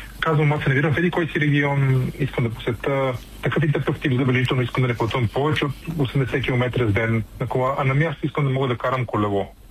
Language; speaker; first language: Bulgarian; native; Bulgarian